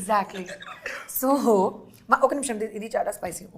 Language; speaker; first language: Telugu; non-native, learner; Hindi